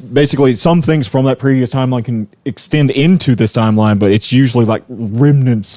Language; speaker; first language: English; native; English